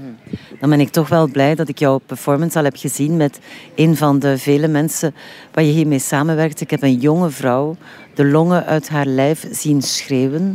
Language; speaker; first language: Dutch; native; Dutch